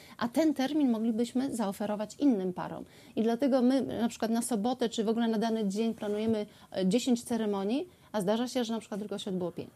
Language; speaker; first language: Polish; native; Polish